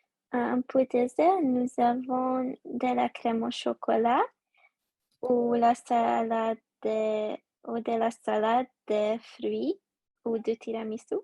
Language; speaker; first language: French; non-native, learner; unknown